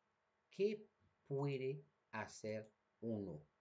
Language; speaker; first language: Spanish; non-native, fluent; Haitian Creole